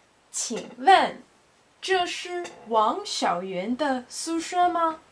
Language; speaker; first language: Chinese; non-native, learner; English